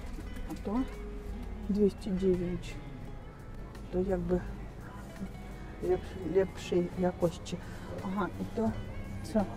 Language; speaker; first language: Polish; non-native, fluent; Russian